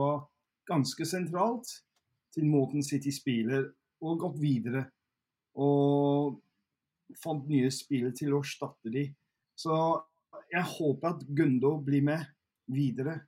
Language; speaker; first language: Norwegian; non-native, fluent; English